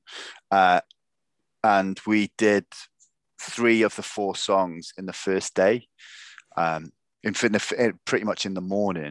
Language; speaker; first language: English; native; English